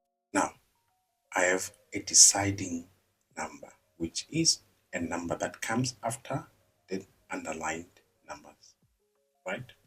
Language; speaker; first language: English; non-native, local second language; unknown